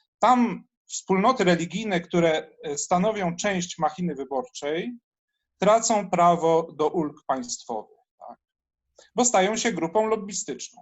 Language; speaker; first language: Polish; native; Polish